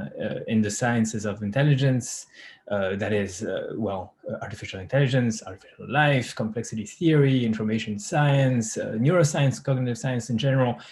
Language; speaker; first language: English; non-native, fluent; French